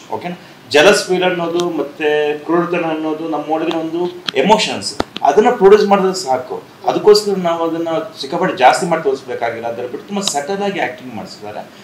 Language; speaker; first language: Kannada; native; Kannada